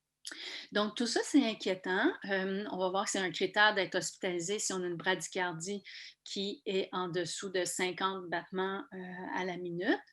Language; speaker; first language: French; native; French